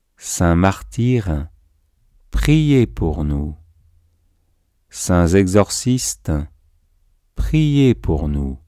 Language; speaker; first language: French; native; French